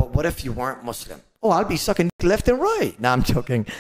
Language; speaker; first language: English; native; English